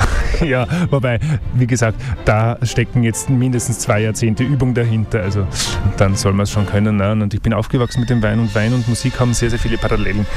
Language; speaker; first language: German; native; German